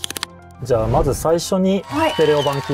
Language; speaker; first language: Japanese; native; Japanese